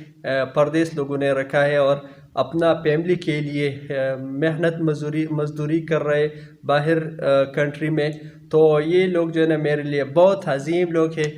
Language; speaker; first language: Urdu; non-native, local second language; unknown